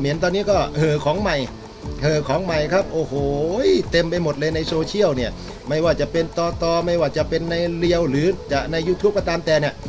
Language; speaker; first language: Thai; native; Thai